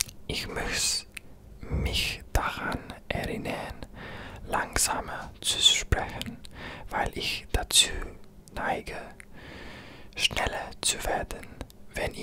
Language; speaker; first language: German; non-native, learner; English